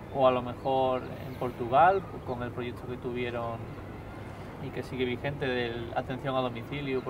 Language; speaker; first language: Spanish; native; Spanish